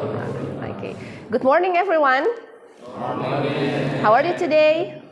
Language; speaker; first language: English; non-native, fluent; Indonesian